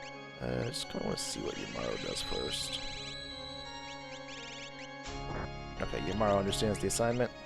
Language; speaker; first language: English; native; English